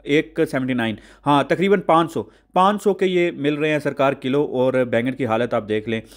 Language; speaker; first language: Urdu; native; Urdu